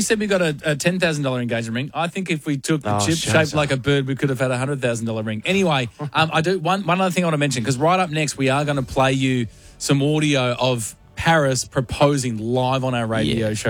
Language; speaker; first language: English; native; English